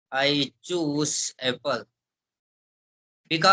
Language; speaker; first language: English; non-native, learner; Hindi